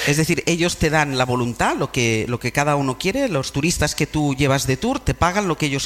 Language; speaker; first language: Spanish; native; Spanish